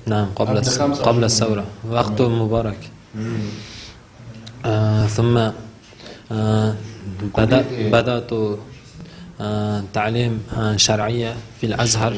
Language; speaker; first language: Arabic; non-native, learner; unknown